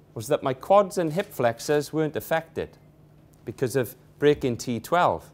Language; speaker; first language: English; native; English